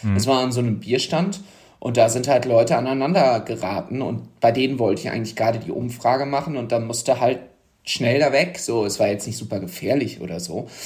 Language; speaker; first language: German; native; German